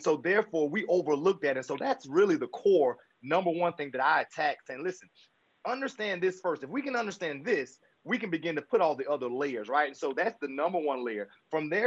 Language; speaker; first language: English; native; English